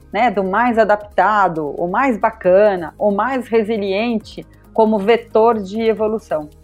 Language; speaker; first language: Portuguese; native; Portuguese